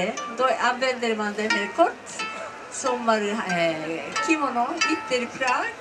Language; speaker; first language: Swedish; non-native, learner; Japanese